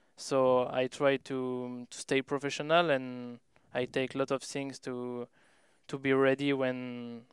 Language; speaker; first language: English; non-native, learner; French